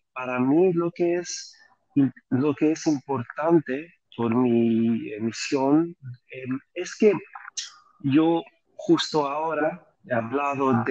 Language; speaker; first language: Spanish; non-native, fluent; Greek